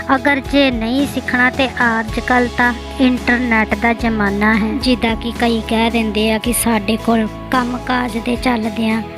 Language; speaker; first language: Punjabi; non-native, local second language; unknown